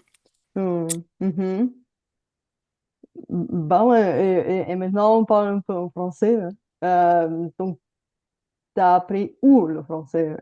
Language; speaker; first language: French; non-native, fluent; Bulgarian